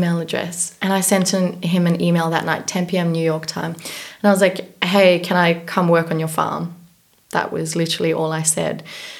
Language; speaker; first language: English; native; English